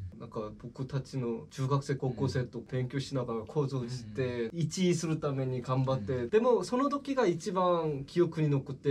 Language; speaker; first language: Japanese; non-native, learner; Korean